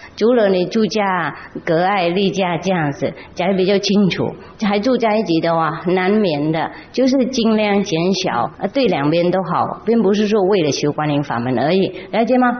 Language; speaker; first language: Chinese; non-native, fluent; Vietnamese